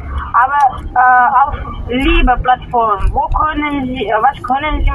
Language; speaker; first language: German; non-native, learner; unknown